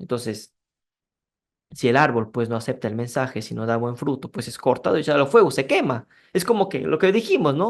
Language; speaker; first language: Spanish; native; Spanish